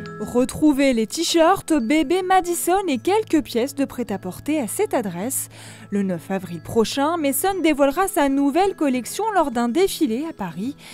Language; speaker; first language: French; native; French